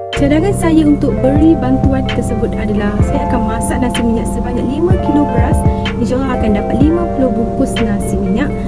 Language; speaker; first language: Malay; native; Malay